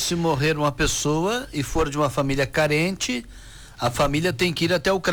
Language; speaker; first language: Portuguese; native; Portuguese